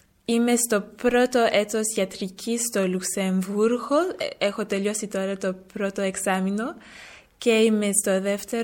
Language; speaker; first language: Greek; early bilingual, heritage; French